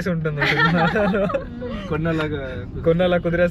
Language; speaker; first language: Telugu; native; Telugu